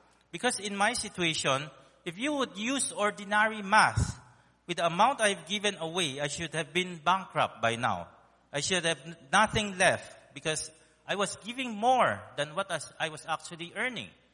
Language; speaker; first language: English; non-native, local second language; Min Nan Chinese